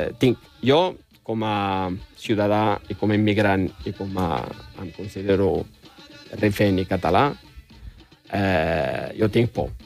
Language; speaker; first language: Catalan; non-native, fluent; Riffian